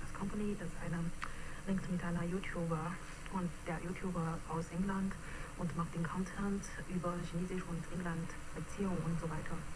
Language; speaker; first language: German; non-native, fluent; Chinese